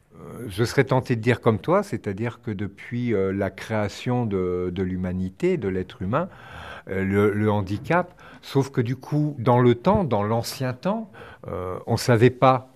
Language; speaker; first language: French; native; French